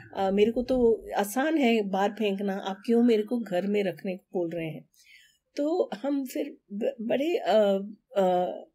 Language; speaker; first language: Hindi; non-native, local second language; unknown